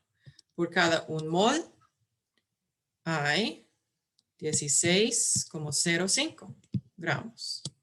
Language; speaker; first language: Spanish; early bilingual, heritage; English